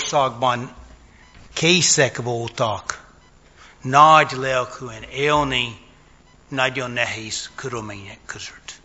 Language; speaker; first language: Hungarian; non-native, fluent; English